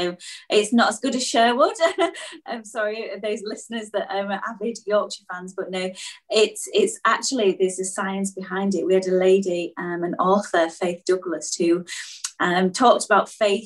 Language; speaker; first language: English; native; English